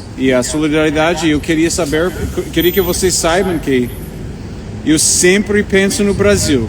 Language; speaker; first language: Portuguese; non-native, fluent; English